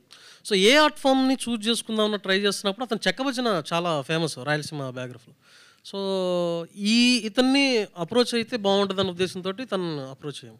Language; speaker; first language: Telugu; native; Telugu